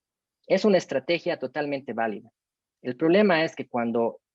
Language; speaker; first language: Spanish; native; Spanish